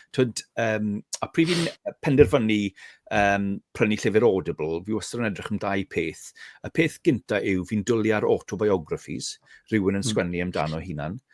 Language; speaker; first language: Welsh; native; Welsh